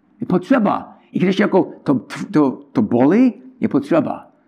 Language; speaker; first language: Czech; non-native, learner; English